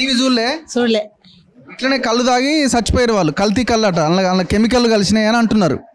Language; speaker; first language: Telugu; native; Telugu